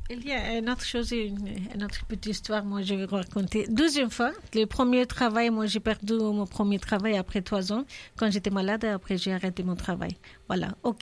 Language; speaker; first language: French; non-native, learner; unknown